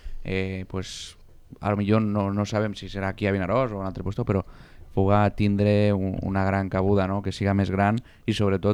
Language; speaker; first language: Catalan; native; Catalan